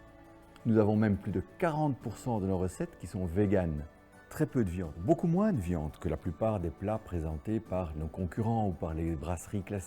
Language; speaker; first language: French; native; French